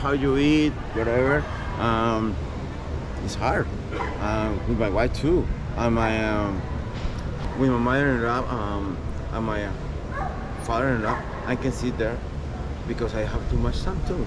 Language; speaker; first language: English; non-native, learner; Spanish